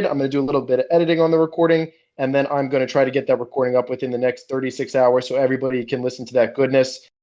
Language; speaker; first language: English; native; English